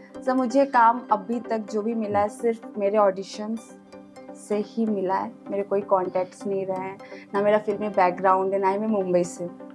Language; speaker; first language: Hindi; native; Hindi